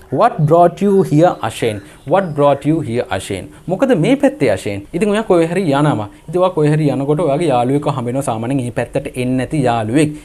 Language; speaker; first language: Sinhala; native; Sinhala